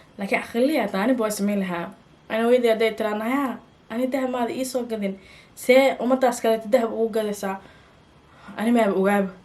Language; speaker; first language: Somali; early bilingual, heritage; Somali